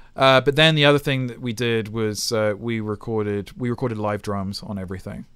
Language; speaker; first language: English; native; English